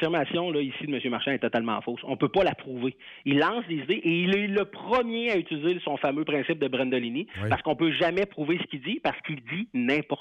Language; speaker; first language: French; native; French